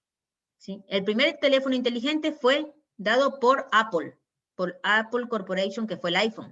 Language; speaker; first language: Spanish; native; Spanish